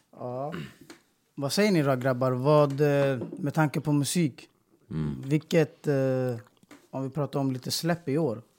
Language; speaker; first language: Swedish; early bilingual, other home language; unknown